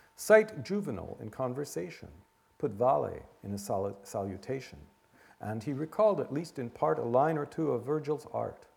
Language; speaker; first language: English; native; English